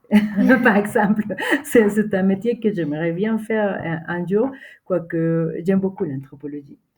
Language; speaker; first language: French; non-native, fluent; Spanish